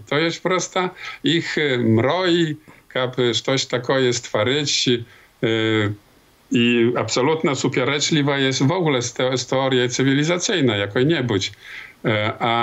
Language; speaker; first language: Polish; non-native, local second language; Belarusian